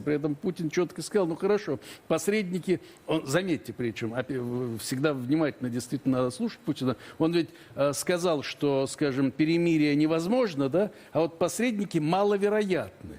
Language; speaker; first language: Russian; native; Russian